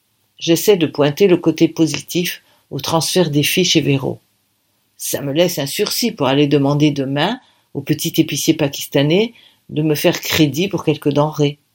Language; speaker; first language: French; native; French